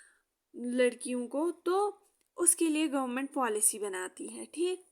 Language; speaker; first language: Hindi; native; Hindi